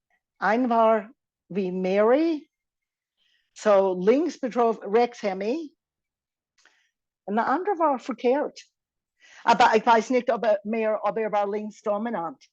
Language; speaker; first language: German; non-native, fluent; English